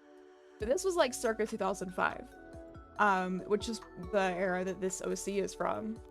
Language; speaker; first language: English; native; English